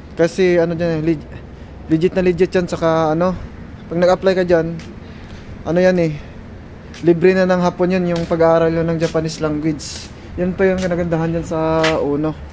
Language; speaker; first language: Filipino; native; Filipino